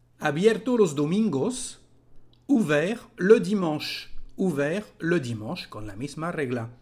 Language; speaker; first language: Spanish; non-native, fluent; French